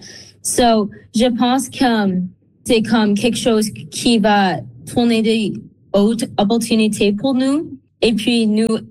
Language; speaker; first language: French; non-native, local second language; English